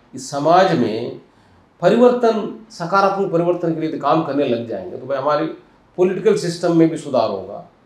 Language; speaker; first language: Hindi; non-native, local second language; Telugu